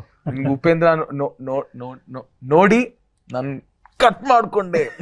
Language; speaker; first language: Kannada; non-native, learner; Telugu